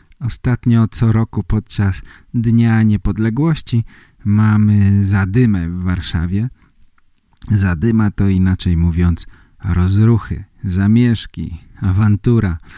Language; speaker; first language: Polish; native; Polish